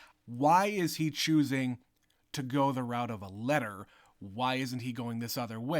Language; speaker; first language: English; native; English